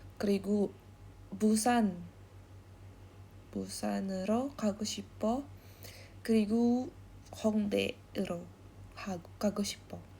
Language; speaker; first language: Korean; non-native, learner; Indonesian